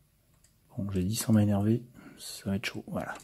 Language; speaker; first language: French; native; French